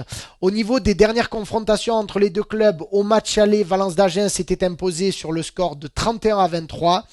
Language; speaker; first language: French; native; French